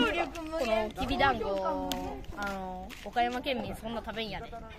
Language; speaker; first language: Japanese; native; Japanese